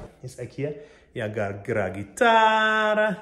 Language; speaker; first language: Polish; non-native, learner; English